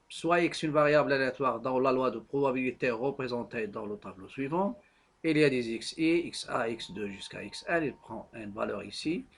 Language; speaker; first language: French; non-native, local second language; Arabic